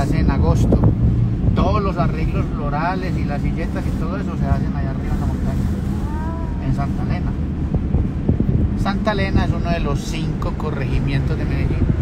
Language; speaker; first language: Spanish; native; Spanish